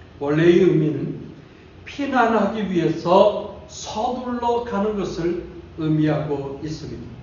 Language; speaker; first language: Korean; native; Korean